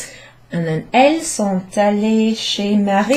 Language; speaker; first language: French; non-native, fluent; English